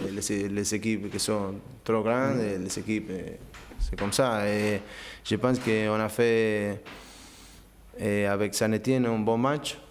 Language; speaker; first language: French; non-native, learner; Spanish